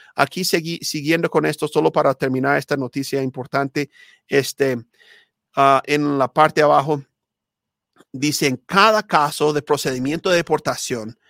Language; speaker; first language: Spanish; non-native, fluent; English